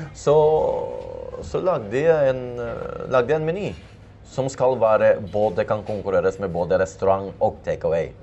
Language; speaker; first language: Norwegian; non-native, fluent; Filipino